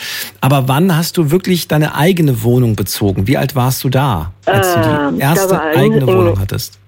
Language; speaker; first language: German; native; German